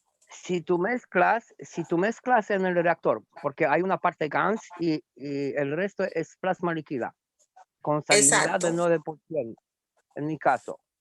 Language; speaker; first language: Spanish; non-native, fluent; Romanian